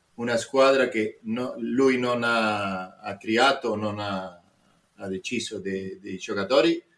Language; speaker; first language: Italian; non-native, learner; Spanish